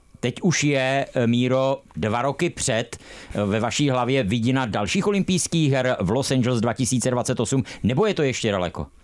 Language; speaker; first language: Czech; native; Czech